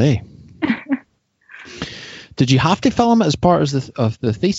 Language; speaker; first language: English; native; English